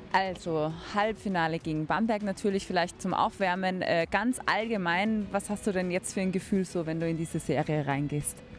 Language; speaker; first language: German; native; German